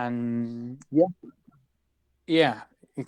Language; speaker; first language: English; non-native, learner; Spanish